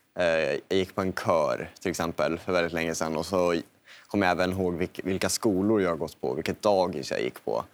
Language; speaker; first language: Swedish; native; Swedish